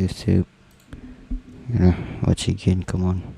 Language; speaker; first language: English; non-native, learner; Indonesian